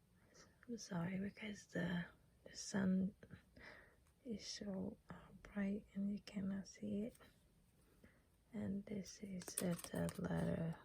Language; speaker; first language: English; non-native, learner; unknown